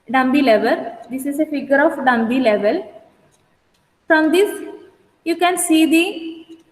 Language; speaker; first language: English; non-native, local second language; Malayalam